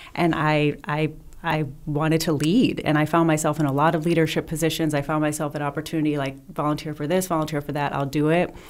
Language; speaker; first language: English; native; English